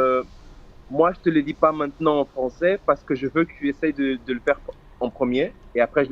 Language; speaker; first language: French; non-native, fluent; Portuguese